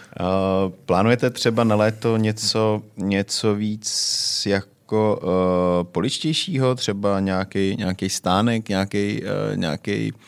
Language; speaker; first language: Czech; native; Czech